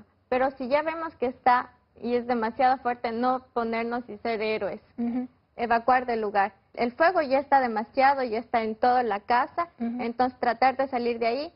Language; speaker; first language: Spanish; native; Spanish